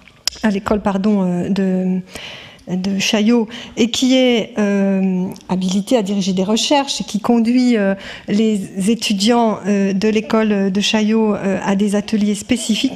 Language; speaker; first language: French; native; French